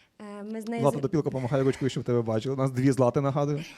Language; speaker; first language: Ukrainian; native; Ukrainian